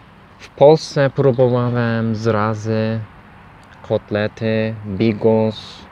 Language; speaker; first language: Polish; non-native, fluent; Turkish